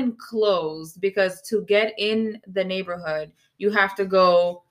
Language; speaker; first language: English; early bilingual, other home language; Spanish